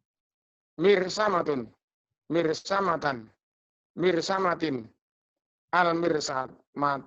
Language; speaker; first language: Arabic; non-native, learner; Indonesian